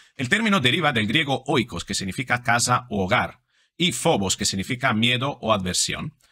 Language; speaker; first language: Spanish; non-native, fluent; Italian